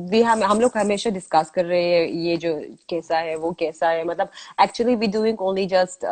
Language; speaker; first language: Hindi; non-native, learner; Azerbaijani